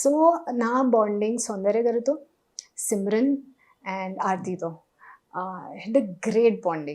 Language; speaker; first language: Telugu; non-native, learner; Hindi